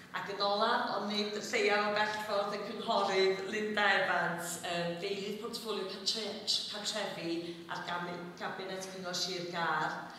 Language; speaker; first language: Welsh; native; Welsh